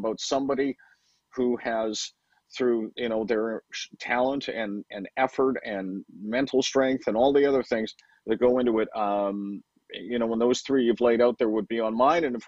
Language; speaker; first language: English; native; English